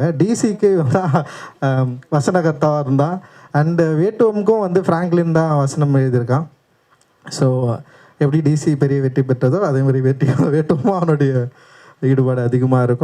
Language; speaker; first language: Tamil; native; Tamil